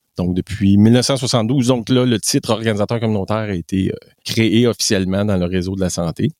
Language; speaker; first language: French; native; French